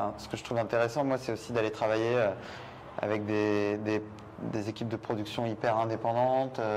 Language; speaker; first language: French; native; French